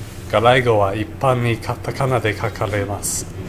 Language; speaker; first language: Japanese; non-native, learner; English